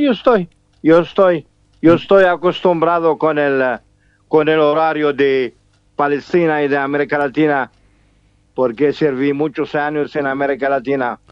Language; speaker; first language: Spanish; non-native, fluent; Arabic